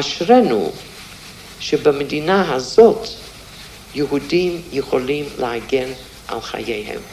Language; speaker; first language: Hebrew; non-native, fluent; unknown